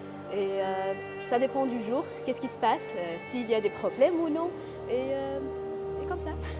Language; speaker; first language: French; non-native, learner; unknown